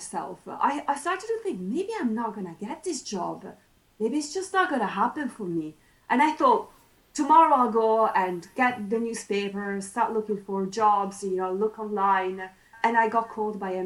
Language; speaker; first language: English; non-native, fluent; Italian